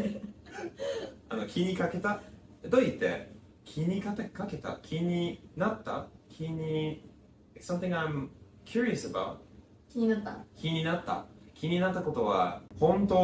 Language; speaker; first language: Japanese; non-native, learner; English